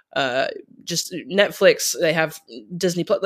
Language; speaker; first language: English; native; English